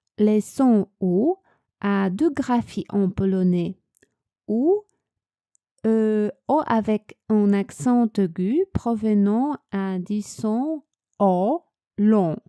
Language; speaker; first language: French; non-native, fluent; Polish